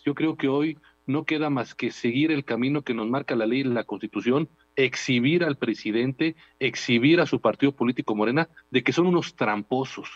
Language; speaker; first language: Spanish; native; Spanish